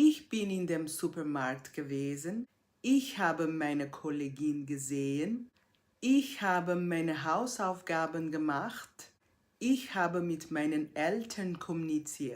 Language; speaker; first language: German; non-native, fluent; Portuguese